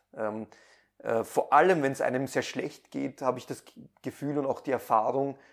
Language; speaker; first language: German; early bilingual, other home language; Persian